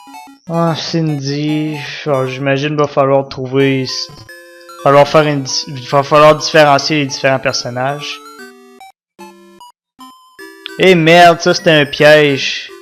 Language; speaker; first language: French; native; French